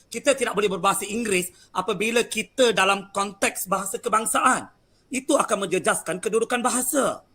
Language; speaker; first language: Malay; native; Malay